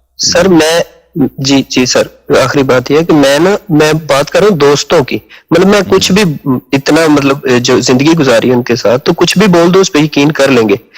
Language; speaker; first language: Urdu; native; Urdu